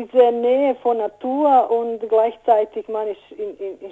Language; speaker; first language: German; non-native, learner; Bosnian